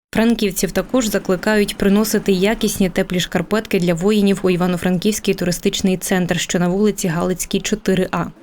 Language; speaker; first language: Ukrainian; native; Ukrainian